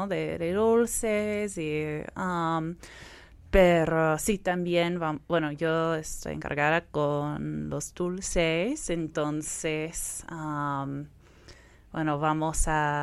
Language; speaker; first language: Spanish; non-native, fluent; English